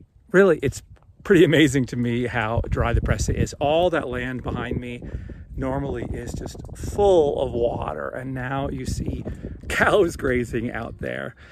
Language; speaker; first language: English; native; English